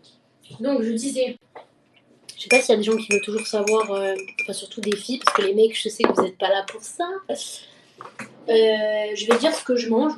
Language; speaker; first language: French; native; French